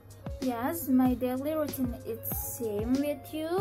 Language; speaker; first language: English; non-native, learner; Indonesian